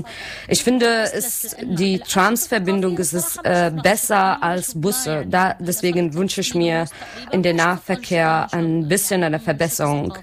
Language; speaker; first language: German; non-native, learner; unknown